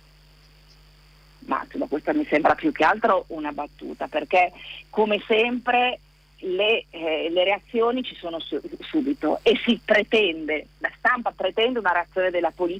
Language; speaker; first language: Italian; native; Italian